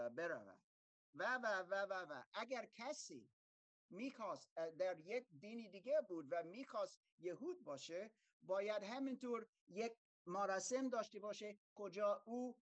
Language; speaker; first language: Persian; non-native, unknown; German